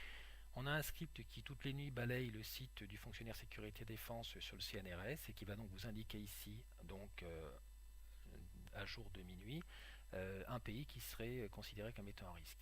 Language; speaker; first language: French; native; French